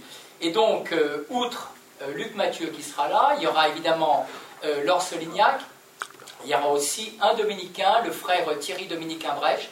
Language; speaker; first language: French; native; French